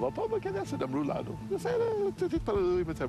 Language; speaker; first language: Hebrew; non-native, fluent; English